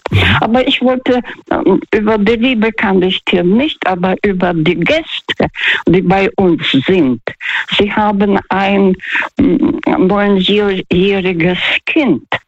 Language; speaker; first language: German; non-native, fluent; Russian